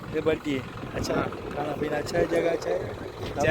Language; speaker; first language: Hindi; non-native, learner; Tamil